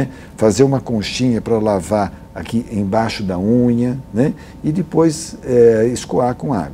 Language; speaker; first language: Portuguese; native; Portuguese